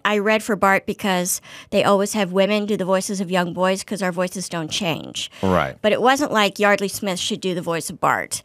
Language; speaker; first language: English; native; English